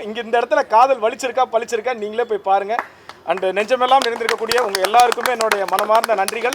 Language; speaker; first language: Tamil; native; Tamil